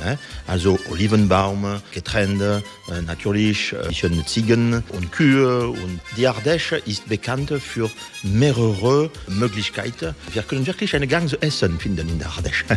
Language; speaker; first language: German; non-native, fluent; French